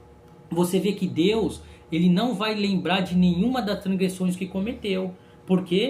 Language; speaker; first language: Portuguese; native; Portuguese